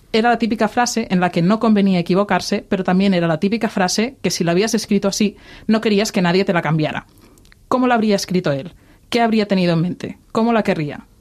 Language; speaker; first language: Spanish; non-native, local second language; Catalan